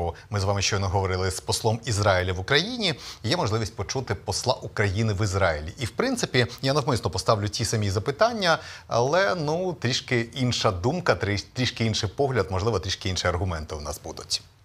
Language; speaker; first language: Ukrainian; native; Ukrainian